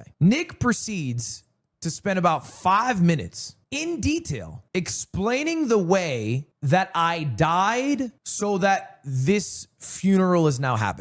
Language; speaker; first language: English; native; English